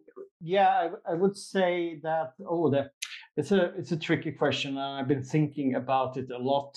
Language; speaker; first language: English; non-native, fluent; Swedish